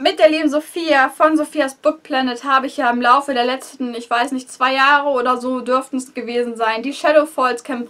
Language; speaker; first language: German; native; German